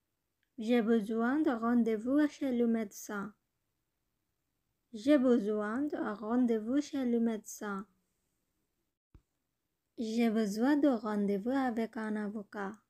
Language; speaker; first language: French; non-native, learner; Bangla